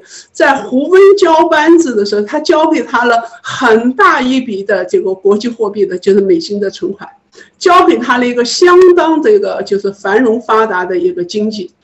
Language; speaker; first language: Chinese; native; Chinese